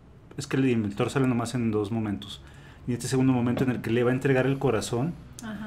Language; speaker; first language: Spanish; native; Spanish